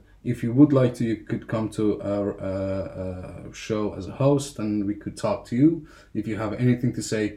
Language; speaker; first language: English; non-native, fluent; Persian